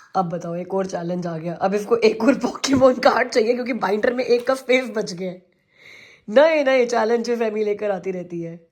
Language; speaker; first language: Hindi; native; Hindi